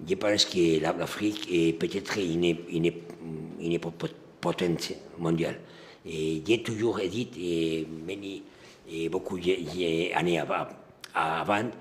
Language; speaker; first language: French; non-native, learner; Spanish